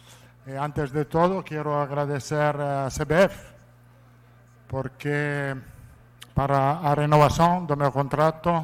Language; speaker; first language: Portuguese; non-native, fluent; Italian